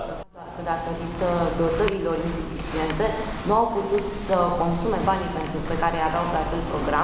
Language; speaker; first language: Romanian; native; Romanian